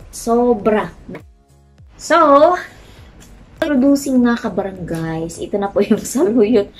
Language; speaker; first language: Filipino; non-native, local second language; Cebuano